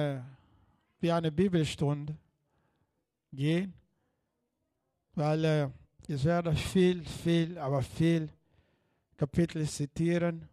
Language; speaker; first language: German; non-native, fluent; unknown